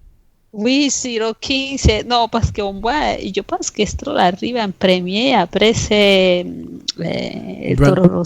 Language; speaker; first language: French; non-native, fluent; Spanish